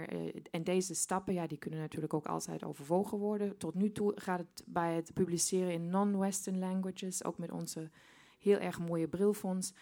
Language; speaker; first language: Dutch; non-native, fluent; German